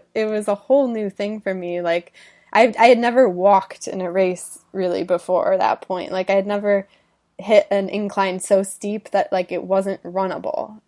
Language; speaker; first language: English; native; English